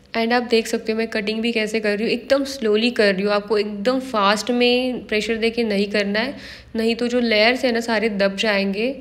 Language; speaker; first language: Hindi; non-native, local second language; Marathi